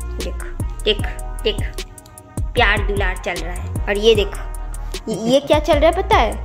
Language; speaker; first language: Hindi; non-native, local second language; Bangla